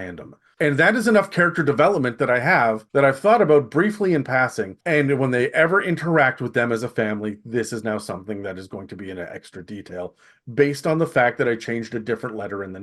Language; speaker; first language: English; native; English